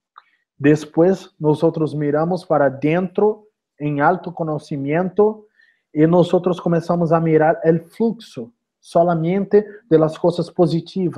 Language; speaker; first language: Spanish; non-native, learner; Portuguese